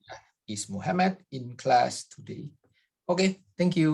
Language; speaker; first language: English; non-native, fluent; Indonesian